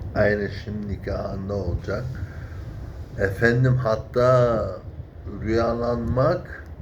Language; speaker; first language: Turkish; early bilingual, heritage; Turkish